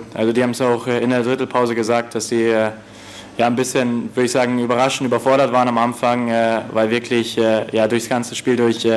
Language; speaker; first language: German; native; German